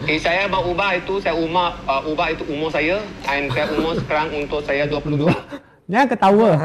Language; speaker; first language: Malay; non-native, local second language; Chinese